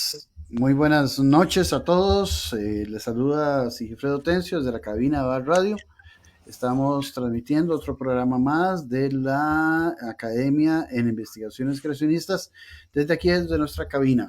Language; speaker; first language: Spanish; native; Spanish